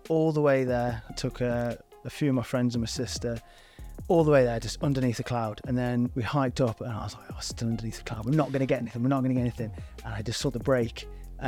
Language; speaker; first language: English; native; English